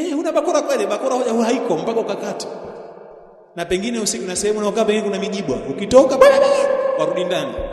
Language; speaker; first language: Swahili; native; Swahili